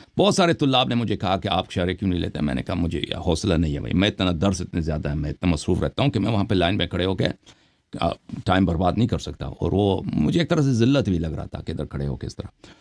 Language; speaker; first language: Urdu; early bilingual, heritage; Urdu